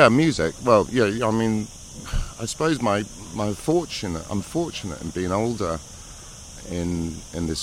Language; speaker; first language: English; native; English